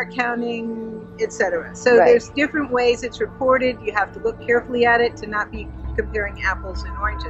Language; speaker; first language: English; native; English